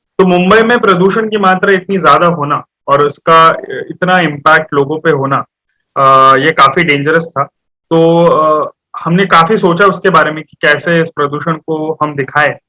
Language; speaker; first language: Hindi; non-native, local second language; Marathi